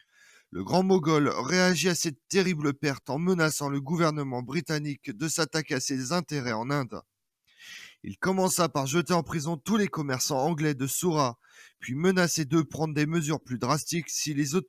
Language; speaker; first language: French; native; French